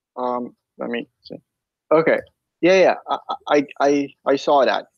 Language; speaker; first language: English; non-native, fluent; Persian